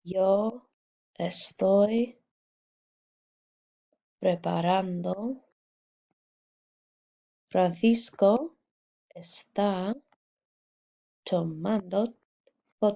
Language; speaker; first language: Spanish; non-native, fluent; English